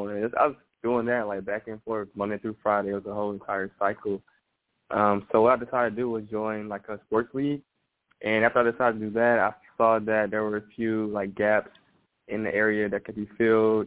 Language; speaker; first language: English; native; English